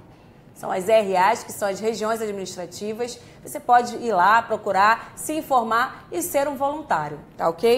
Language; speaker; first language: Portuguese; native; Portuguese